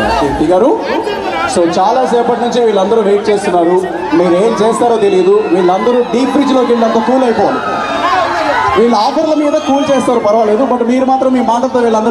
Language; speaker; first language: Telugu; native; Telugu